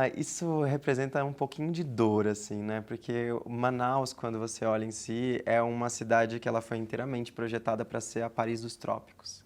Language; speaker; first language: Portuguese; native; Portuguese